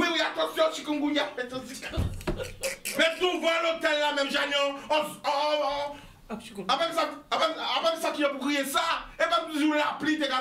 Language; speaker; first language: French; non-native, local second language; Guadeloupean Creole French